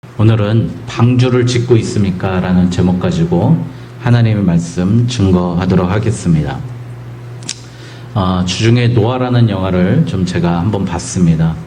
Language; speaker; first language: Korean; native; Korean